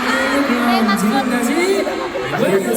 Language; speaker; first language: Korean; non-native, fluent; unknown